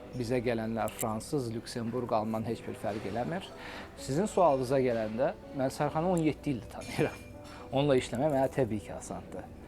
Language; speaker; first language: Azerbaijani; native; Azerbaijani